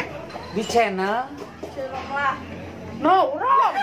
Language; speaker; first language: English; non-native, learner; Sundanese